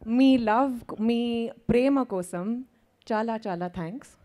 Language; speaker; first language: Telugu; non-native, learner; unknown